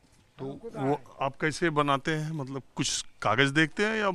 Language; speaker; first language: Hindi; native; Hindi